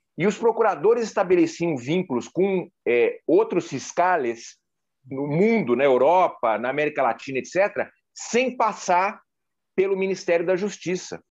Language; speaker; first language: Portuguese; native; Portuguese